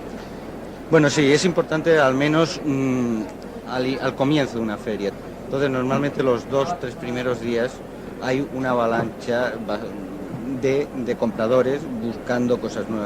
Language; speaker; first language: Spanish; native; Spanish